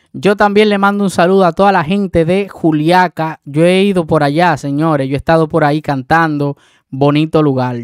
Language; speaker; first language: Spanish; native; Spanish